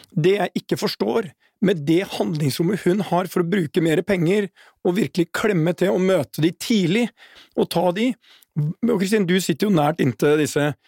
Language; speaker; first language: Norwegian; native; Norwegian